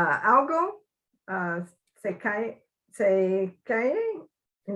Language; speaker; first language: Spanish; non-native, learner; English